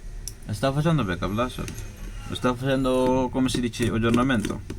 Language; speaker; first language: Italian; non-native, learner; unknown